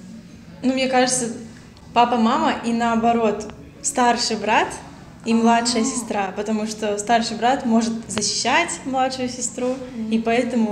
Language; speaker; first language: Russian; native; Russian